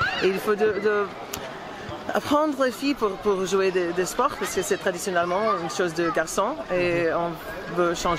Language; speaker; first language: French; non-native, learner; Portuguese